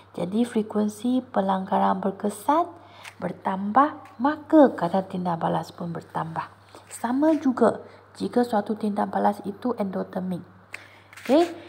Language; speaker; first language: Malay; non-native, local second language; Chinese